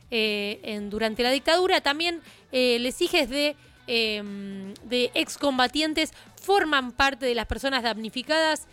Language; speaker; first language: Spanish; native; Spanish